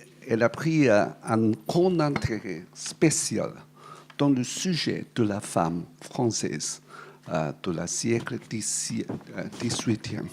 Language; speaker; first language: French; non-native, fluent; Cantonese